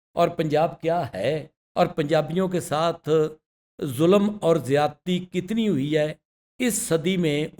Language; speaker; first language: Urdu; non-native, local second language; Punjabi